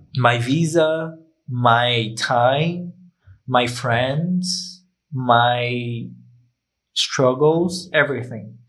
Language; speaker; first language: English; non-native, fluent; Portuguese